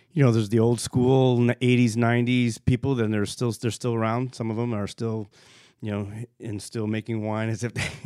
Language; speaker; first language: English; native; English